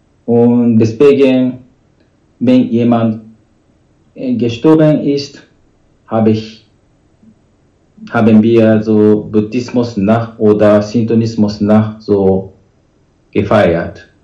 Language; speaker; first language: German; non-native, learner; Japanese